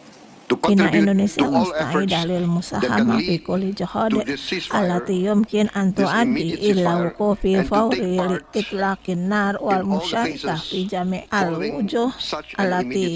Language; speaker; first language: Arabic; non-native, fluent; Indonesian